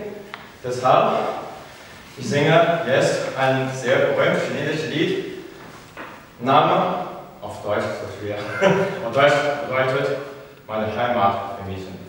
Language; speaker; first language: German; non-native, learner; Chinese